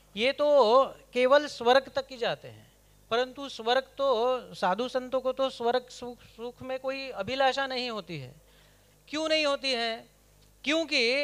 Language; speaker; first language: Hindi; non-native, local second language; Kannada